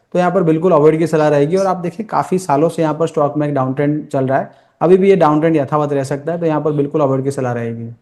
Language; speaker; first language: Hindi; non-native, local second language; Gujarati